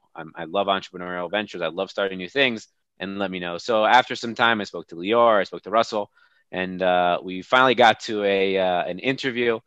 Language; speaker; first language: English; native; English